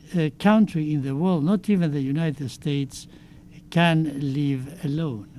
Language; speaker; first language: English; non-native, fluent; Spanish